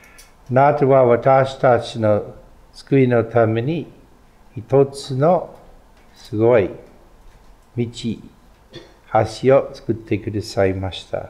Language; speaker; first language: Japanese; non-native, fluent; English